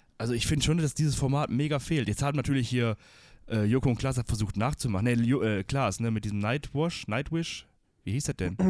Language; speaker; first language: German; early bilingual, other home language; Turkish